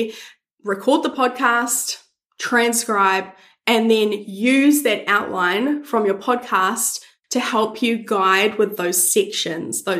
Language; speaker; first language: English; native; English